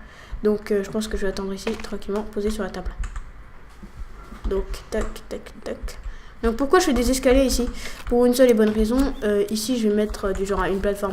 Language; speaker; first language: French; native; French